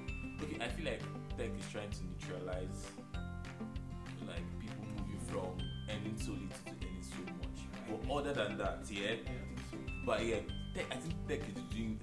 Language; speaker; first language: English; non-native, local second language; Igbo